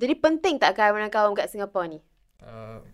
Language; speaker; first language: Malay; native; Malay